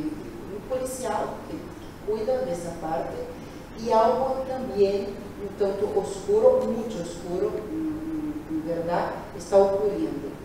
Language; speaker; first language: Spanish; non-native, learner; Portuguese